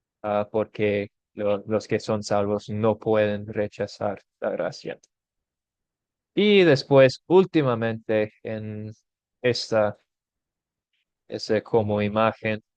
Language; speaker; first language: Spanish; non-native, fluent; English